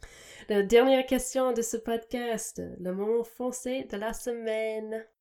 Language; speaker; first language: French; non-native, fluent; English